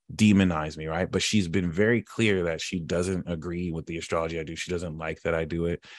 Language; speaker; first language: English; early bilingual, other home language; Yoruba